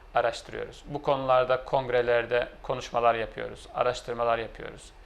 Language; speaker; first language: Turkish; native; Turkish